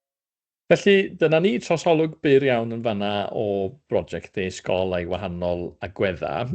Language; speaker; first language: Welsh; native; Welsh